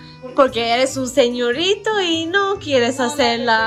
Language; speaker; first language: Spanish; non-native, fluent; Turkish